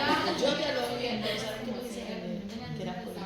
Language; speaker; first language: Spanish; native; Spanish